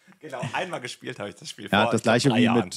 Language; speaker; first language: German; native; German